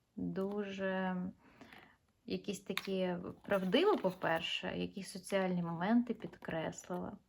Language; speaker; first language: Ukrainian; non-native, local second language; Russian